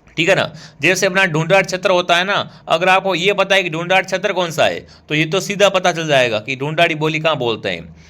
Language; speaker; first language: Hindi; native; Hindi